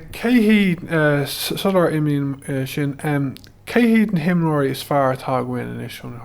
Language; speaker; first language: Irish; non-native, local second language; English